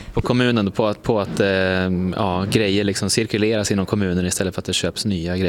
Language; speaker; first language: Swedish; native; Swedish